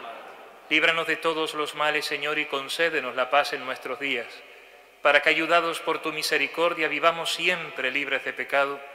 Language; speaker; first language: Spanish; native; Spanish